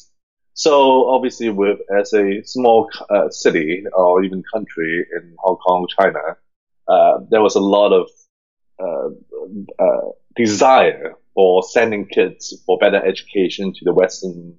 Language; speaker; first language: English; early bilingual, other home language; Cantonese